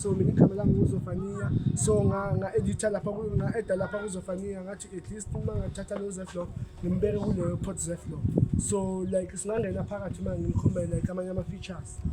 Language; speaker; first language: Zulu; native; Zulu